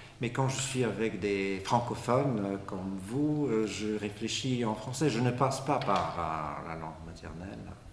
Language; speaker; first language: French; non-native, fluent; Bulgarian